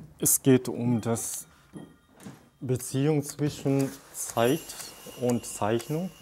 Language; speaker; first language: German; non-native, fluent; Japanese